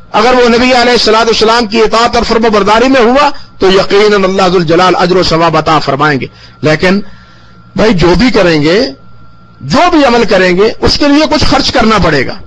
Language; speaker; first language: Urdu; non-native, local second language; Punjabi